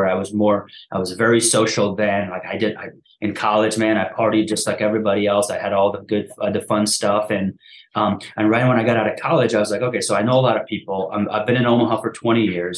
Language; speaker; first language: English; early bilingual, other home language; Persian